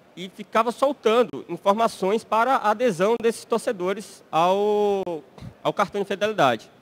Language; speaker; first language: Portuguese; native; Portuguese